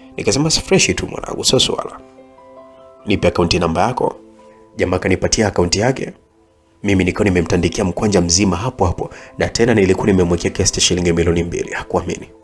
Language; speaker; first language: Swahili; native; Swahili